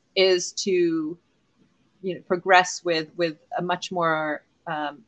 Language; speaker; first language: English; non-native, fluent; Hebrew